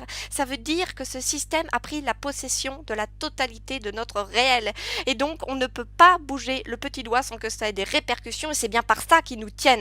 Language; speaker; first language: French; native; French